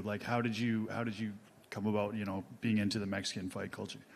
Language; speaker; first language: English; native; English